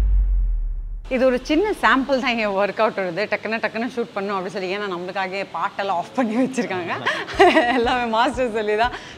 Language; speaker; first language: Tamil; non-native, local second language; Assamese